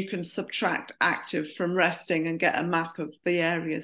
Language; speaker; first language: English; native; English